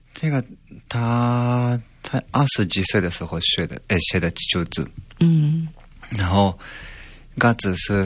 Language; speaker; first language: Chinese; non-native, fluent; Japanese